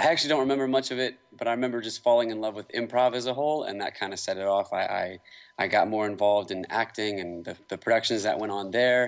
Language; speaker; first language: English; native; English